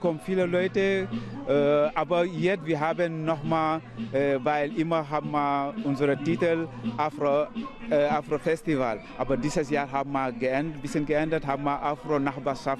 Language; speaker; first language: German; non-native, learner; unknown